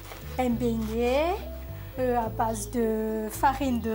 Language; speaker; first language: French; non-native, learner; Malagasy